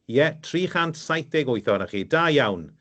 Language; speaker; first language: Welsh; native; Welsh